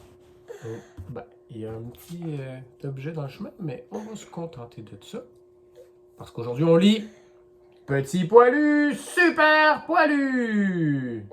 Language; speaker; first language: French; native; French